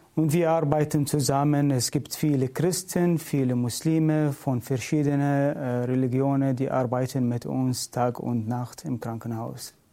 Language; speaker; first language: German; non-native, learner; Syriac